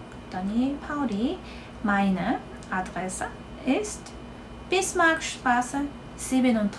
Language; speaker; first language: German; non-native, fluent; Korean